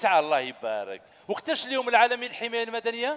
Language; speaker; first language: Arabic; native; Arabic